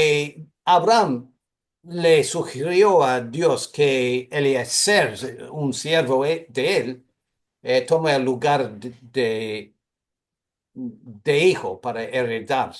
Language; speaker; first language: Spanish; non-native, fluent; English